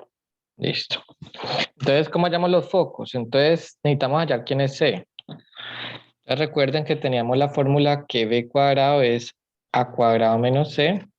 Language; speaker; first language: Spanish; native; Spanish